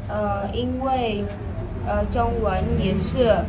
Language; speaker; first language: Chinese; non-native, learner; Khmer